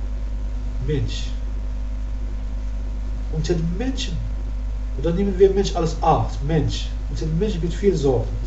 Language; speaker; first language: German; non-native, learner; Arabic